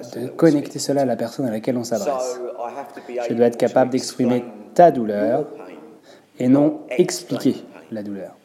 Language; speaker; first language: French; non-native, fluent; English